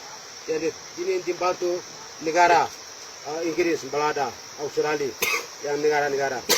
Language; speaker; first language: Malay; non-native, local second language; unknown